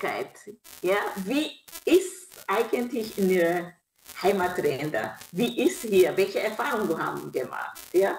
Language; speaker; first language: German; non-native, fluent; Kinyarwanda